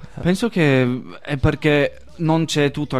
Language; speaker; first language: Italian; non-native, fluent; English